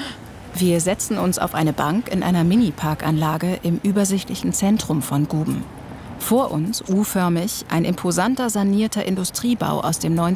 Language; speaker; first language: German; native; German